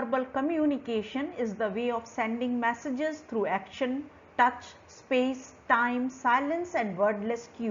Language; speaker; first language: English; non-native, local second language; Hindi